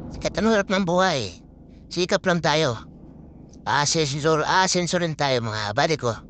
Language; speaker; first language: Filipino; non-native, local second language; Masbatenyo